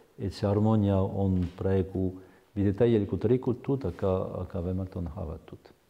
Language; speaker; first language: Estonian; non-native, fluent; French